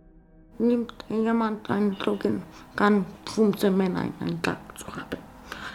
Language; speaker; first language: German; non-native, learner; Romanian